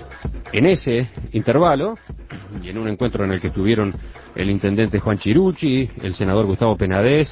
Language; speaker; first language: Spanish; native; Spanish